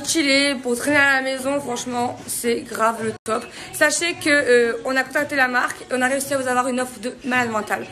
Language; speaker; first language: French; native; French